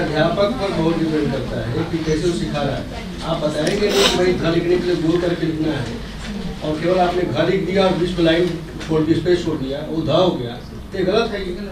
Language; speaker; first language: Hindi; native; Hindi